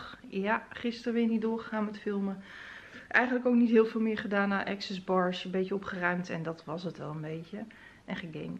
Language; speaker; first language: Dutch; native; Dutch